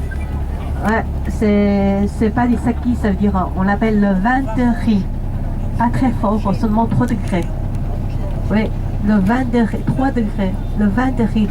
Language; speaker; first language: French; non-native, learner; Chinese